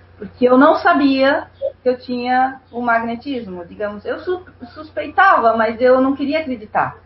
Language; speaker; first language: Portuguese; non-native, fluent; Spanish